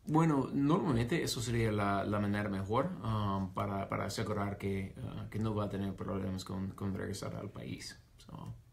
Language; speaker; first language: Spanish; non-native, fluent; English